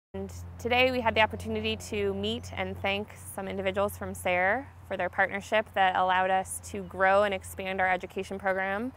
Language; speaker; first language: English; native; English